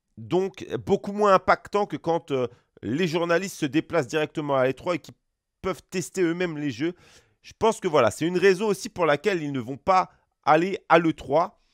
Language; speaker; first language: French; native; French